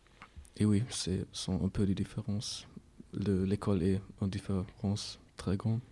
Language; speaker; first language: French; non-native, learner; German